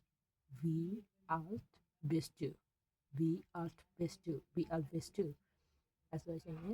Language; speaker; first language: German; non-native, learner; Burmese